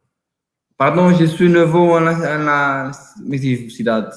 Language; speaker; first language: French; non-native, learner; Portuguese